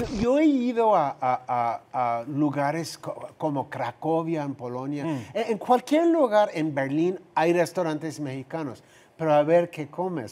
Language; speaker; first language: Spanish; non-native, fluent; English